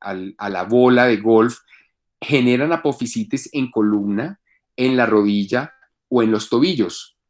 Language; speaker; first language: Spanish; native; Spanish